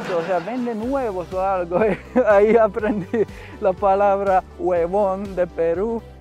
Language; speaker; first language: Spanish; non-native, fluent; Finnish